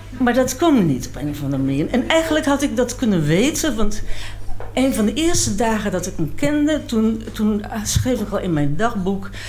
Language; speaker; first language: Dutch; native; Dutch